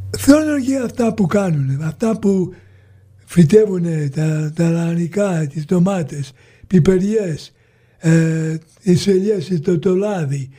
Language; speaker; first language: Greek; early bilingual, heritage; Greek